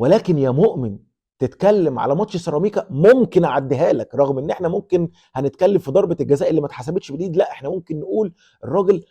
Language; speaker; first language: Arabic; native; Arabic